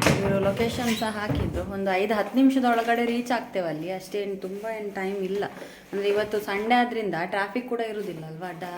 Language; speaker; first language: Kannada; non-native, local second language; Tulu